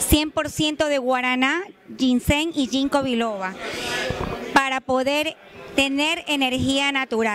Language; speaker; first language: Spanish; native; Spanish